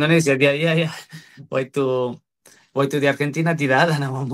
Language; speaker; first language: Indonesian; non-native, fluent; Spanish